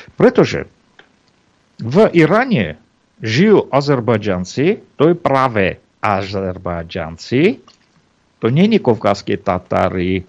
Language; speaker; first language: Slovak; non-native, fluent; Armenian